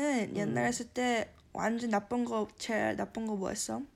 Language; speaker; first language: Korean; early bilingual, heritage; Korean